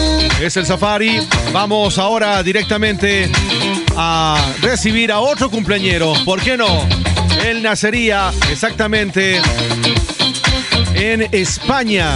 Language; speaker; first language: Spanish; native; Spanish